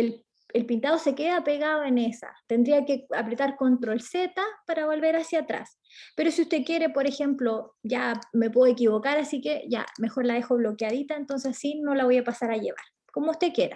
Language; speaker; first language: Spanish; native; Spanish